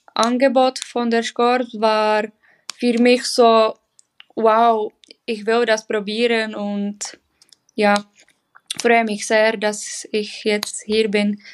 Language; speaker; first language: German; non-native, learner; Czech